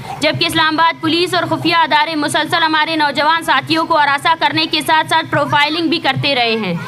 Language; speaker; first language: Urdu; non-native, local second language; Baluchi